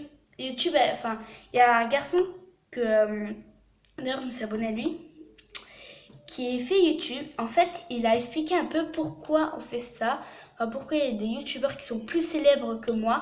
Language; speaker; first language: French; native; French